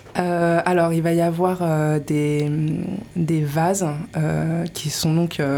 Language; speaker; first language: French; native; French